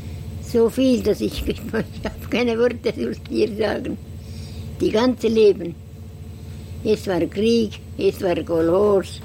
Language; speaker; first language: German; non-native, learner; Estonian